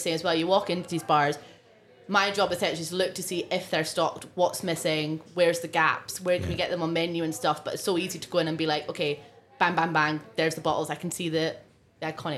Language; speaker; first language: English; non-native, local second language; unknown